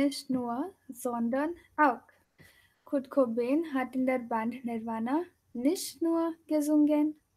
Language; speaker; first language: German; non-native, fluent; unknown